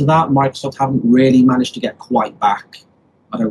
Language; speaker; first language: English; native; English